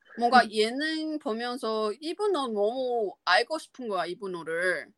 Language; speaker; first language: Korean; non-native, fluent; Chinese